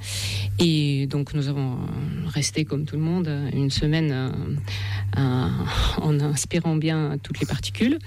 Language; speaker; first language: French; non-native, fluent; Russian